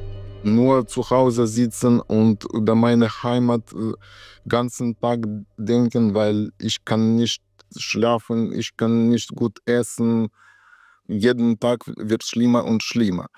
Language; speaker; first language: German; non-native, learner; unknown